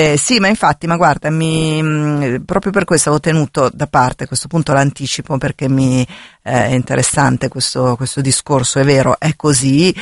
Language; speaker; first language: Italian; native; Italian